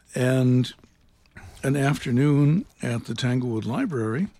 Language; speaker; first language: English; native; English